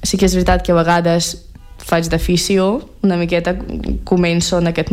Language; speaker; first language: Catalan; non-native, fluent; Russian